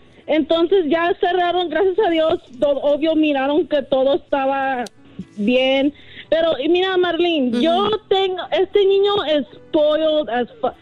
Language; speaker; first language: Spanish; early bilingual, heritage; Spanish